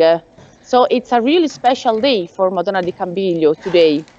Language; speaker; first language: English; non-native, learner; Italian